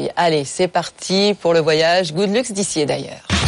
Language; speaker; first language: French; native; French